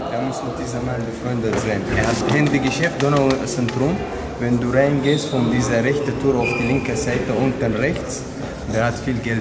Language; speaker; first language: German; non-native, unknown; Chechen